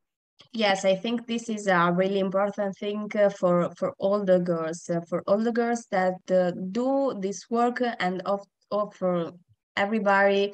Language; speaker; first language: English; non-native, learner; Italian